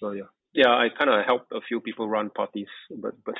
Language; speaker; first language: English; native; English